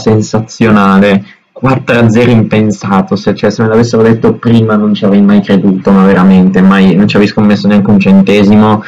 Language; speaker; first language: Italian; native; Italian